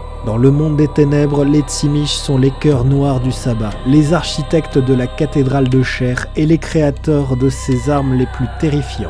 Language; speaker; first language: French; native; French